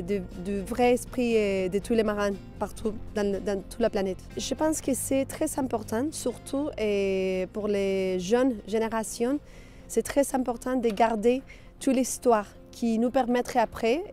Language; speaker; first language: French; non-native, fluent; Spanish